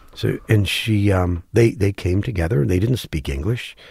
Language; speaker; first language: English; native; English